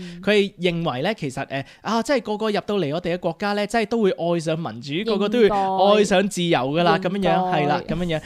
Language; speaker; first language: Cantonese; native; Cantonese